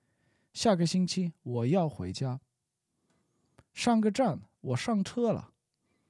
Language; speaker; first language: Chinese; non-native, learner; English